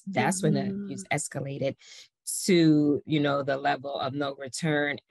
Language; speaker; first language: English; native; English